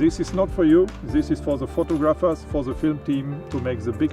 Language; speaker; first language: English; non-native, fluent; German